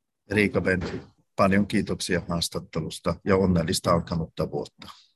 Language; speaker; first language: Finnish; native; Finnish